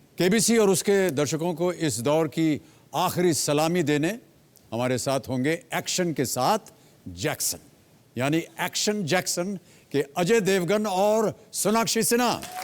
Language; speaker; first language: Hindi; native; Hindi